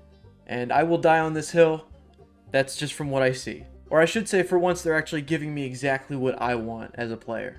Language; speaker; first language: English; native; English